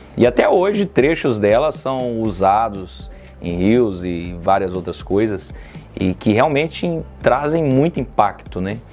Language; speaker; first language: Portuguese; native; Portuguese